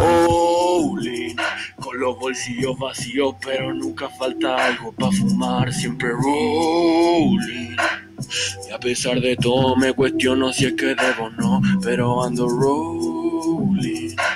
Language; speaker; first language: Spanish; native; Spanish